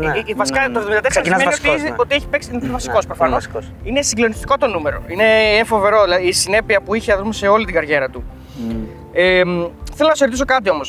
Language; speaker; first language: Greek; native; Greek